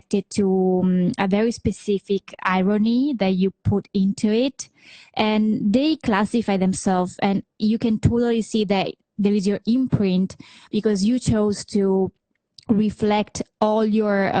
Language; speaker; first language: English; non-native, fluent; Italian